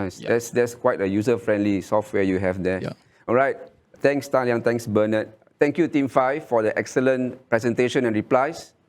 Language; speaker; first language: English; non-native, local second language; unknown